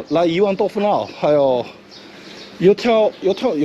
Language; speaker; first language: Chinese; non-native, fluent; Korean